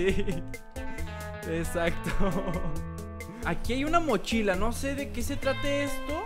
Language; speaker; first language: Spanish; native; Spanish